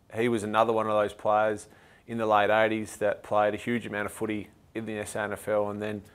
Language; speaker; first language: English; native; English